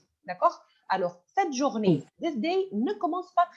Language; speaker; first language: French; non-native, fluent; Arabic